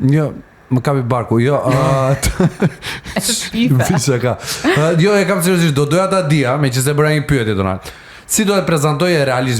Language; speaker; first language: Albanian; native; Albanian